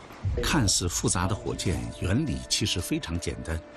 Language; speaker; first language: Chinese; native; Chinese